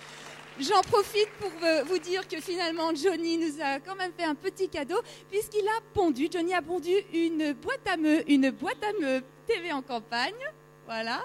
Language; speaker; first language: French; native; French